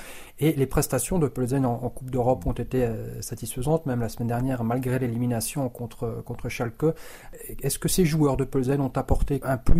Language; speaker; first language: French; native; French